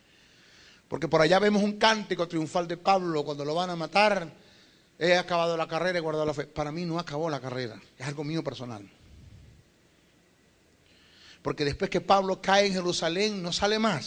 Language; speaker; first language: Spanish; native; Spanish